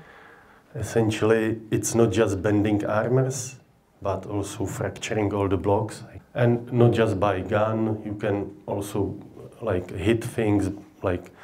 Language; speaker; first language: English; non-native, fluent; Czech